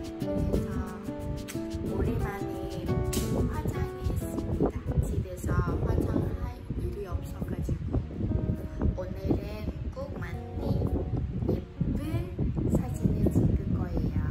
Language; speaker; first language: Korean; non-native, learner; Vietnamese